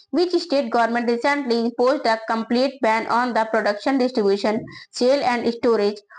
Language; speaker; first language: English; non-native, local second language; Hindi